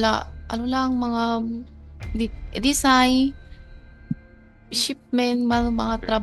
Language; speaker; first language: Filipino; non-native, learner; Chinese